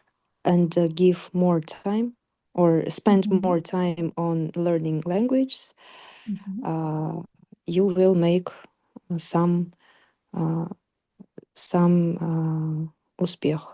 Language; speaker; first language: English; non-native, learner; Russian